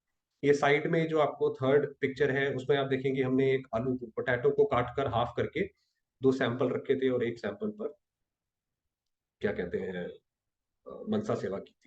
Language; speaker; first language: Hindi; native; Hindi